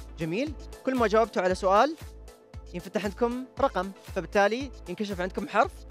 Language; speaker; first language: Arabic; native; Arabic